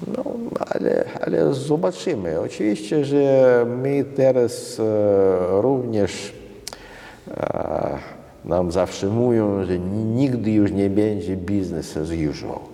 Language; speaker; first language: Polish; non-native, fluent; Russian